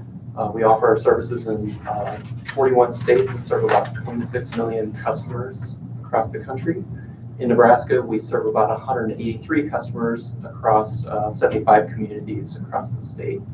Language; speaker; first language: English; native; English